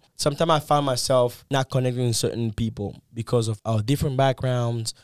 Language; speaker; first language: English; non-native, fluent; Lingala